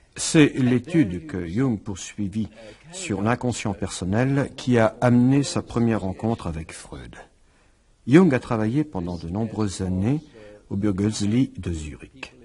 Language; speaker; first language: French; native; French